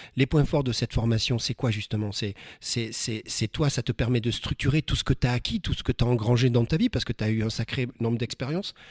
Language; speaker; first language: French; native; French